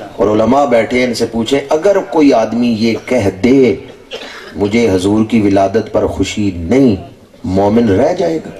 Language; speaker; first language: Urdu; non-native, local second language; Punjabi